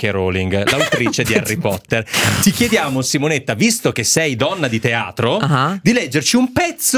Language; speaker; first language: Italian; native; Italian